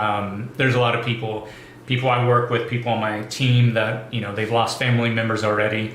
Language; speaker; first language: English; native; English